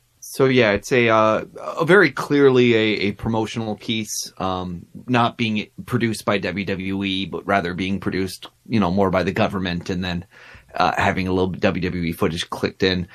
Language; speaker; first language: English; native; English